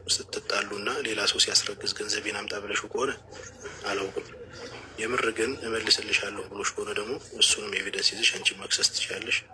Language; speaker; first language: Amharic; native; Amharic